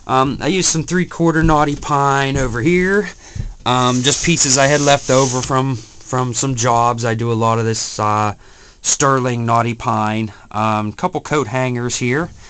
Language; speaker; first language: English; native; English